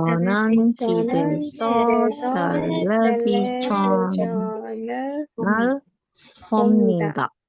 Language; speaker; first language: Korean; non-native, learner; Indonesian